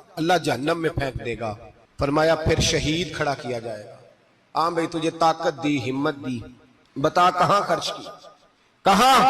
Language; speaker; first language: Urdu; non-native, local second language; Punjabi